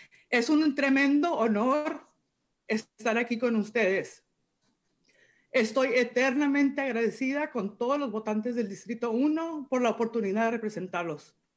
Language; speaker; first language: Spanish; native; Spanish